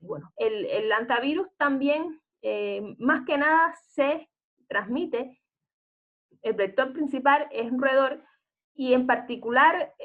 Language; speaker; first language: Spanish; native; Spanish